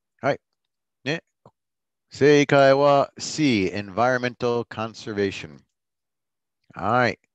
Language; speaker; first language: Japanese; non-native, fluent; English